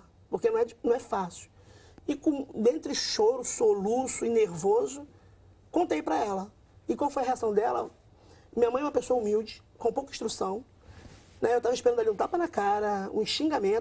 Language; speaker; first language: Portuguese; native; Portuguese